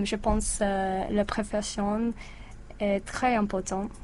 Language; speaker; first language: French; non-native, learner; English